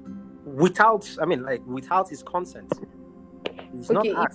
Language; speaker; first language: English; non-native, local second language; Arabic